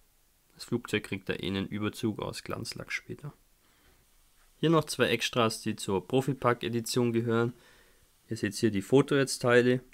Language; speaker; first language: German; native; German